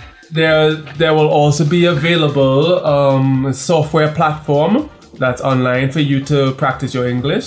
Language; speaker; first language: English; native; English